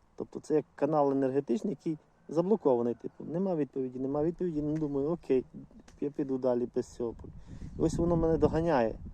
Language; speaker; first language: Ukrainian; non-native, local second language; Russian